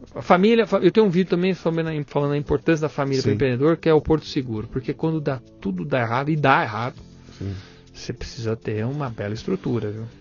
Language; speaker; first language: Portuguese; native; Portuguese